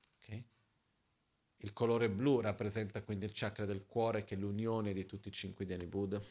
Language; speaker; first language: Italian; non-native, fluent; Portuguese